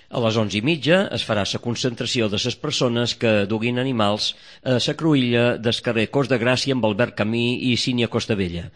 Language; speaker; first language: Catalan; native; Catalan